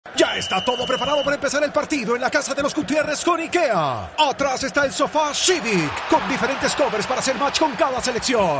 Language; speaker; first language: Spanish; native; Spanish